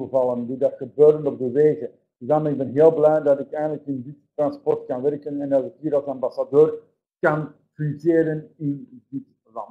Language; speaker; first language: Dutch; native; Dutch